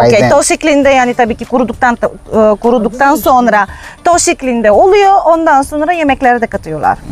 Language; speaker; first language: Turkish; non-native, fluent; Bulgarian